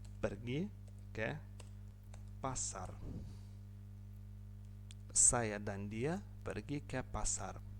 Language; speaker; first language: Indonesian; non-native, fluent; Ukrainian